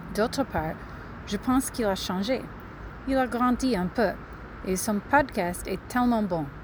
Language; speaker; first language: French; non-native, learner; English